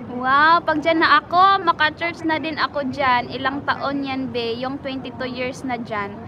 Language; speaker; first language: Filipino; non-native, local second language; Cebuano